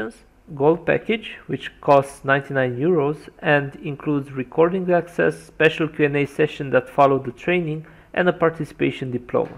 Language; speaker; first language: English; non-native, fluent; Romanian